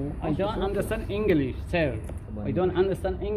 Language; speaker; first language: English; non-native, learner; Persian